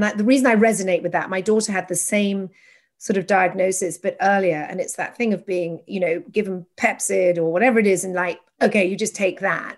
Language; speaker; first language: English; native; English